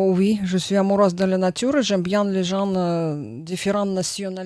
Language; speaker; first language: French; non-native, learner; Russian